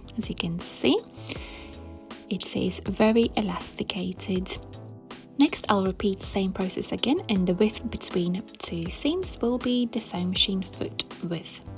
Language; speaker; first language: English; non-native, fluent; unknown